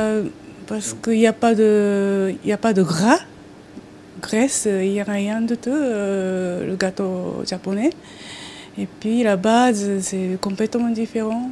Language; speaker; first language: French; non-native, learner; Japanese